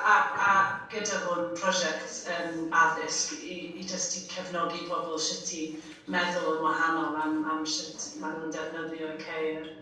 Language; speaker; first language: Welsh; non-native, fluent; English